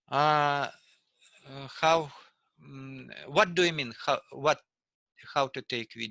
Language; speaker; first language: English; non-native, learner; Russian